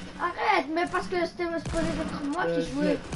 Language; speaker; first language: French; native; French